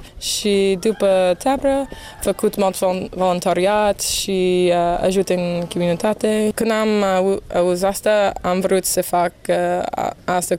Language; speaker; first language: Romanian; non-native, learner; English